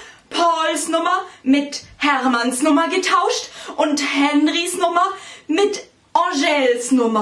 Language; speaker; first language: German; non-native, learner; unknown